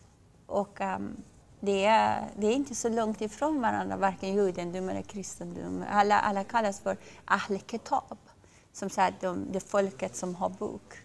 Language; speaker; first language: Swedish; non-native, fluent; Persian